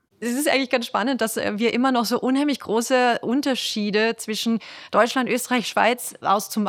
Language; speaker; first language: German; native; German